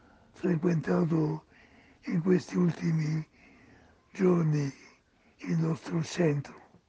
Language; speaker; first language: Italian; non-native, fluent; Spanish